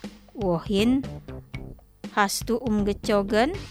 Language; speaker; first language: German; non-native, fluent; Indonesian